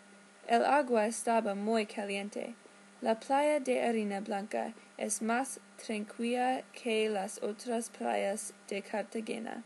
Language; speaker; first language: Spanish; non-native, learner; English